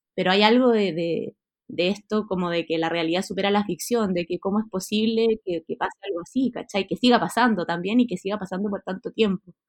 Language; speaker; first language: Spanish; native; Spanish